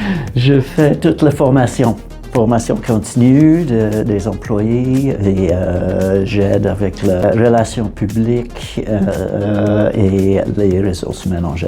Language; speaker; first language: French; non-native, fluent; English